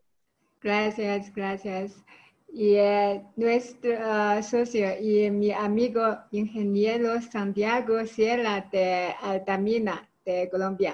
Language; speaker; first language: Spanish; non-native, learner; Chinese